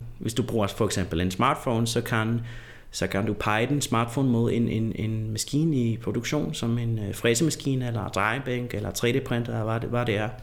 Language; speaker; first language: Danish; non-native, fluent; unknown